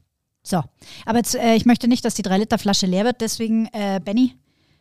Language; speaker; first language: German; native; German